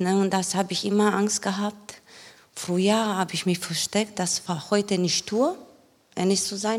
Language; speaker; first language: German; non-native, learner; Romanian